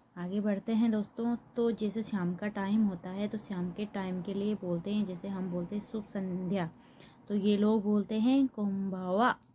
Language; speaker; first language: Hindi; native; Hindi